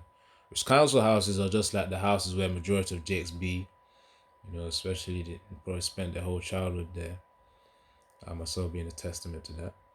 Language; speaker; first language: English; native; English